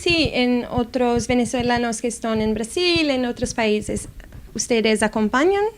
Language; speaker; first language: Spanish; non-native, fluent; Portuguese